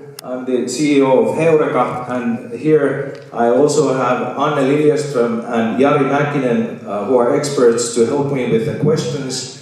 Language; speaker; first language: English; non-native, fluent; Finnish